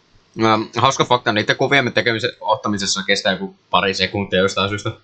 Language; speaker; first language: Finnish; native; Finnish